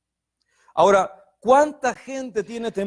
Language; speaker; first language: Spanish; native; Spanish